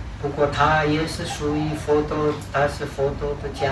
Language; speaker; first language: Chinese; non-native, fluent; Czech